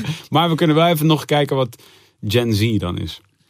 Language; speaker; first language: Dutch; native; Dutch